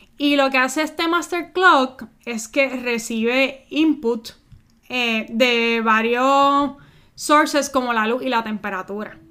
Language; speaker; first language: Spanish; early bilingual, heritage; Spanish